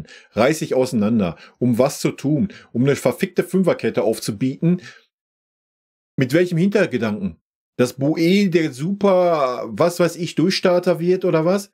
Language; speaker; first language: German; native; German